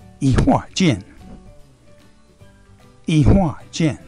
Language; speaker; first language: Chinese; non-native, learner; English